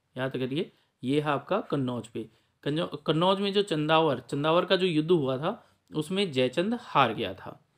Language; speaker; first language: Hindi; native; Hindi